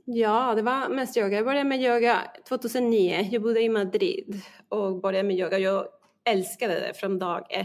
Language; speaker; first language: Swedish; non-native, fluent; Spanish